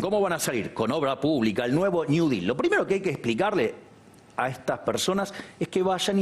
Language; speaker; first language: Spanish; native; Spanish